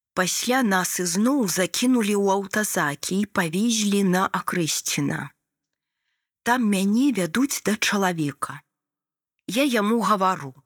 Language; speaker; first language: Belarusian; native; Belarusian